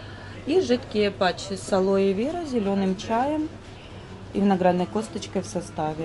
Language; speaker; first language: Russian; native; Russian